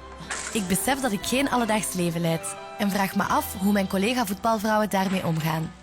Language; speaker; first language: Dutch; native; Dutch